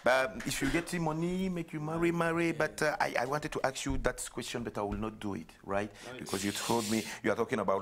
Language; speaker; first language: English; non-native, local second language; French